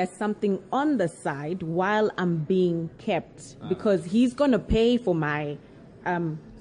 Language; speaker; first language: English; non-native, local second language; Nyanja